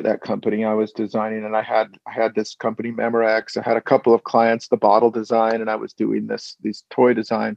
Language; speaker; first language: English; native; English